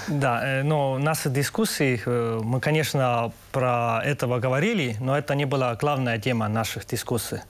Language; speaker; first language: Russian; non-native, local second language; Estonian